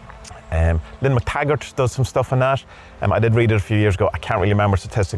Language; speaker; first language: English; native; English